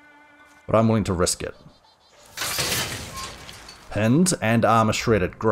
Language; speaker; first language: English; native; English